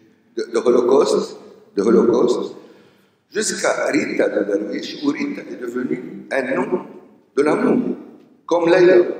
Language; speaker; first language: French; non-native, local second language; Arabic